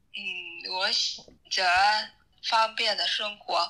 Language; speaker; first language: Chinese; non-native, learner; Vietnamese